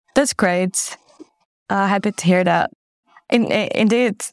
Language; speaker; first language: English; non-native, fluent; Ukrainian